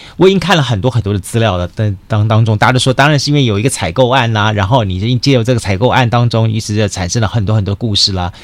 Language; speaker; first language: Chinese; native; Chinese